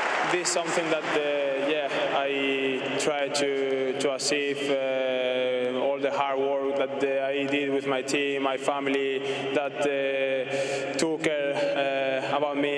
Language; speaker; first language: English; non-native, fluent; Spanish